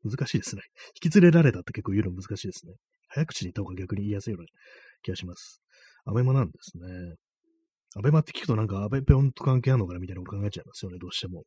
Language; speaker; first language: Japanese; native; Japanese